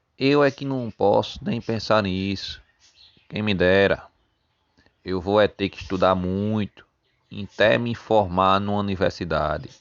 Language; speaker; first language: Portuguese; native; Portuguese